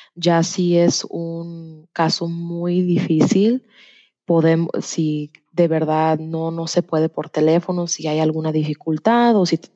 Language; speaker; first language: Spanish; early bilingual, heritage; Spanish